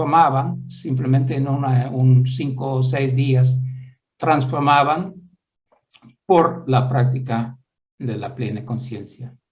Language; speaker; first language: Spanish; non-native, fluent; Dutch